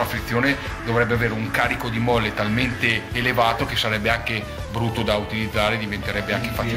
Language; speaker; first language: Italian; native; Italian